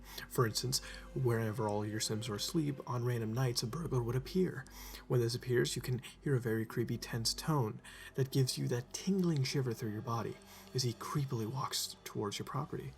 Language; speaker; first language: English; native; English